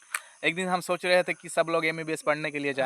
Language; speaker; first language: Hindi; non-native, fluent; Bangla